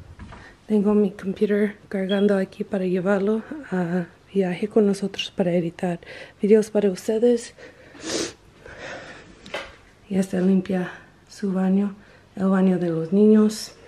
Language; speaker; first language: Spanish; early bilingual, heritage; Spanish